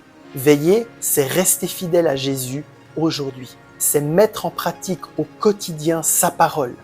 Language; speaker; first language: French; native; French